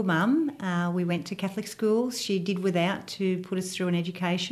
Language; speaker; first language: English; native; English